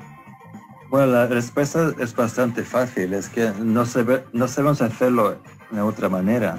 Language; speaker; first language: Spanish; non-native, fluent; Swedish